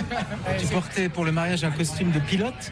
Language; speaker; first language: French; native; French